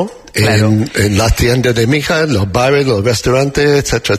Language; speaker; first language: Spanish; non-native, learner; English